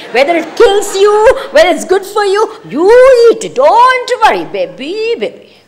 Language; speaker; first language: English; non-native, local second language; Gujarati